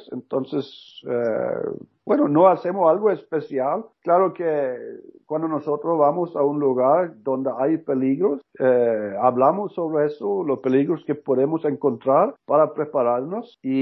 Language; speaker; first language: Spanish; non-native, learner; Norwegian